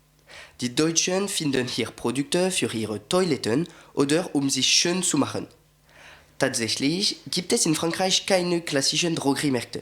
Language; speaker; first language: German; non-native, learner; French